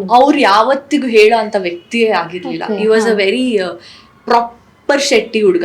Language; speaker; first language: Kannada; non-native, local second language; Tulu